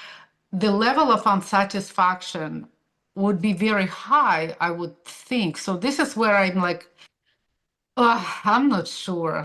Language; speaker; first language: English; non-native, fluent; Russian